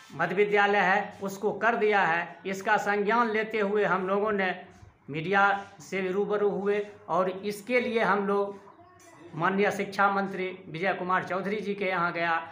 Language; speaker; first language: Hindi; native; Hindi